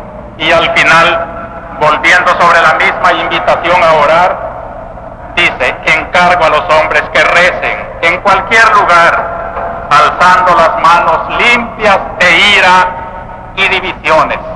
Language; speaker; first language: Spanish; native; Spanish